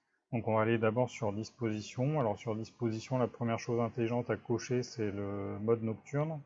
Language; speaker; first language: French; native; French